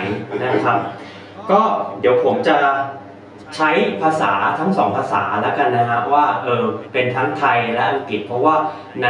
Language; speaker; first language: Thai; native; Thai